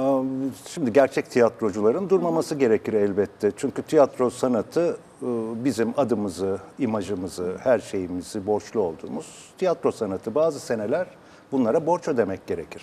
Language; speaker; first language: Turkish; native; Turkish